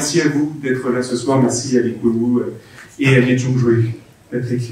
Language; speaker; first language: French; native; French